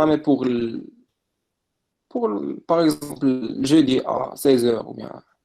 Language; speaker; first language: French; non-native, local second language; Arabic